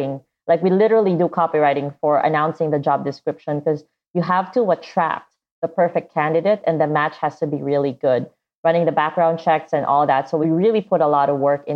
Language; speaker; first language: English; non-native, local second language; Cebuano